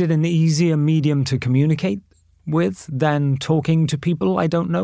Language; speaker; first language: English; native; English